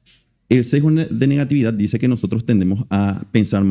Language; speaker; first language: Spanish; native; Spanish